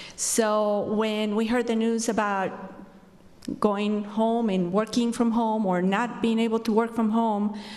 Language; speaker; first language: English; non-native, fluent; Spanish